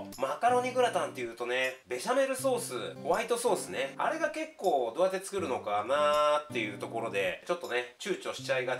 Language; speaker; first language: Japanese; native; Japanese